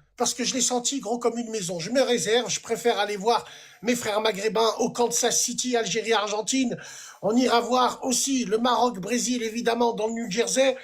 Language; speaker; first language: French; early bilingual, other home language; Arabic